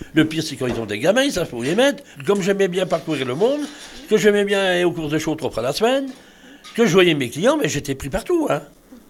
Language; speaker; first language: French; native; French